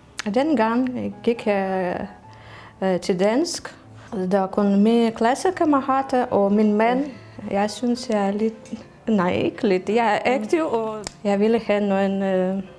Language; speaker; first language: Danish; non-native, learner; Russian